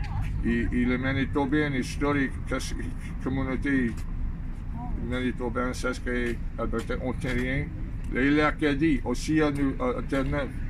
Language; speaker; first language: French; non-native, learner; English